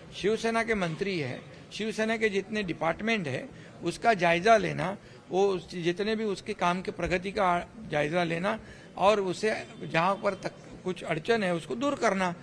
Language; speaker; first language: Hindi; non-native, local second language; Marathi